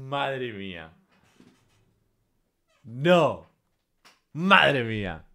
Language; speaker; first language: Spanish; native; Spanish